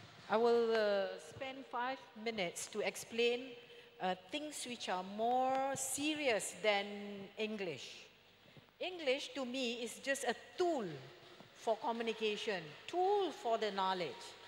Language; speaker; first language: English; non-native, local second language; Malay